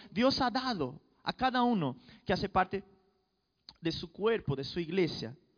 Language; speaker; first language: Spanish; non-native, fluent; Portuguese